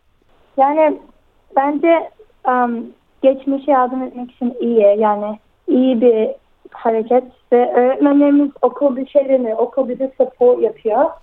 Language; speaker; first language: Turkish; early bilingual, heritage; Turkish